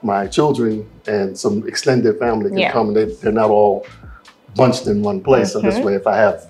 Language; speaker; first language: English; native; English